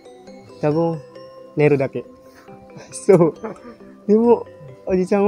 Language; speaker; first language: Japanese; non-native, learner; Indonesian